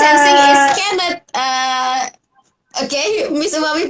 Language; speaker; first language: English; non-native, learner; Indonesian